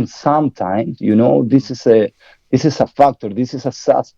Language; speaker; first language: English; non-native, learner; Spanish